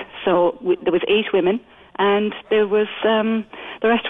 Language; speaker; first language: English; native; English